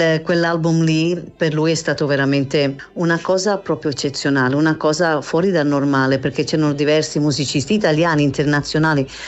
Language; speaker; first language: Italian; non-native, fluent; English